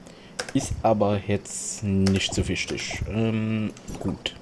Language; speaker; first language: German; non-native, local second language; Luxembourgish